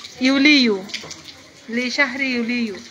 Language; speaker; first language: Arabic; non-native, learner; Bangla